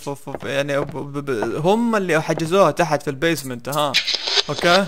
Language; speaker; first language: Arabic; native; Arabic